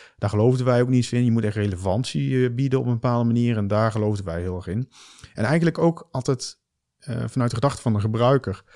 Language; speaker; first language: Dutch; native; Dutch